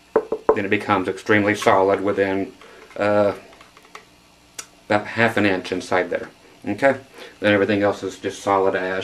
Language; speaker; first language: English; native; English